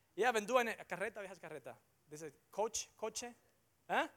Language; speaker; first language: German; non-native, learner; Spanish